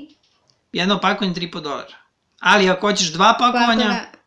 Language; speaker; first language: Serbian; native; Serbian